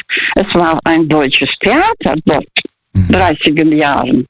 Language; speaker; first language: German; non-native, fluent; Russian